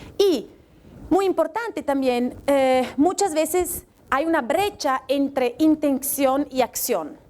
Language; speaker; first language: Spanish; non-native, fluent; Italian